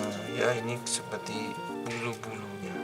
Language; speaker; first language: Indonesian; native; Indonesian